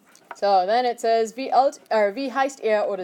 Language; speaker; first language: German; non-native, fluent; English